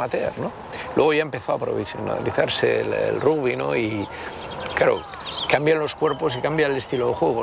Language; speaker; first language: Spanish; native; Spanish